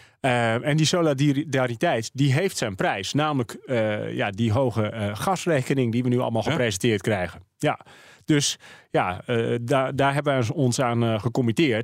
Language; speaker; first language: Dutch; native; Dutch